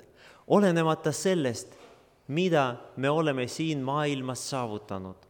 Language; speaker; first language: Estonian; non-native, local second language; Russian